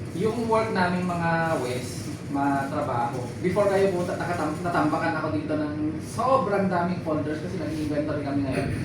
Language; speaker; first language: Filipino; non-native, local second language; Iloko